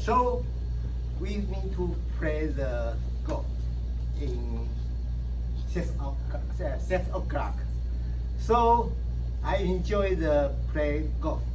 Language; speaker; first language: English; non-native, learner; Chinese